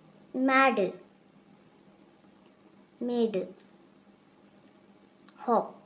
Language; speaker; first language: English; non-native, local second language; Urdu